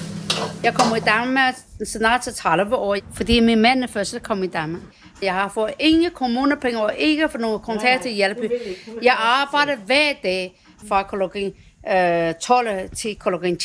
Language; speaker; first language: Danish; non-native, learner; Chinese